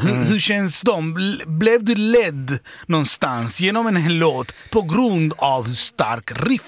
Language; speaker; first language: Swedish; native; Swedish